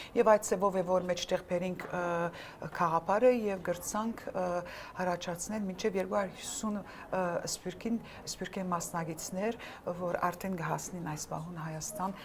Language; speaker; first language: Armenian; early bilingual, heritage; Armenian